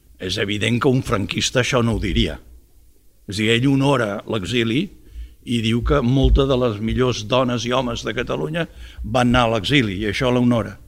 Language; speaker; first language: Catalan; early bilingual, heritage; Catalan